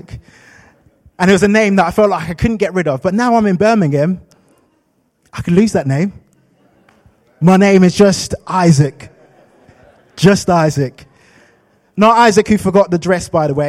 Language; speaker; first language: English; native; English